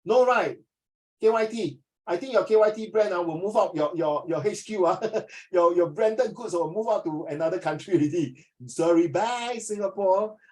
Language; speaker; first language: English; non-native, local second language; Chinese